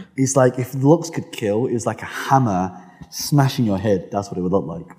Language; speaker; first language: English; native; English